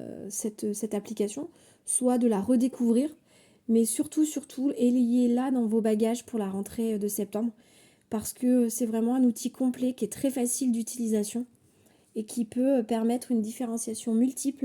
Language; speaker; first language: French; native; French